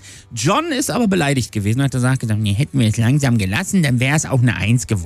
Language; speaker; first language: German; native; German